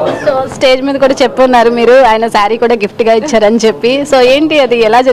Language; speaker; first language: Telugu; native; Telugu